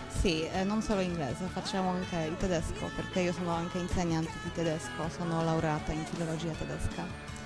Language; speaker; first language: Italian; non-native, fluent; Polish